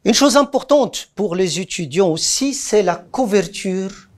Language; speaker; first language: French; non-native, local second language; Arabic